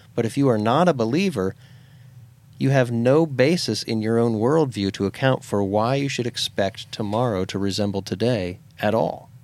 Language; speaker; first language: English; native; English